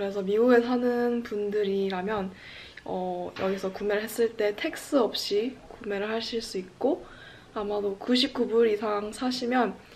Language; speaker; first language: Korean; early bilingual, heritage; Korean